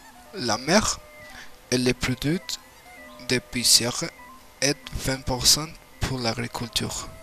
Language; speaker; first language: French; non-native, learner; Spanish